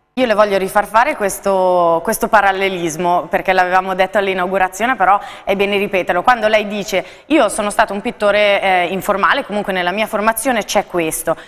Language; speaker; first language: Italian; native; Italian